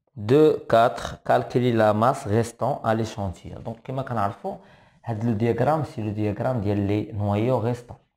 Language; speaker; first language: French; non-native, local second language; Arabic